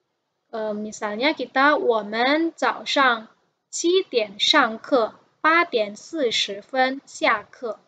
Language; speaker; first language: Chinese; non-native, fluent; Indonesian